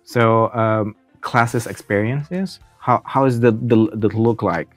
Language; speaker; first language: English; non-native, learner; Indonesian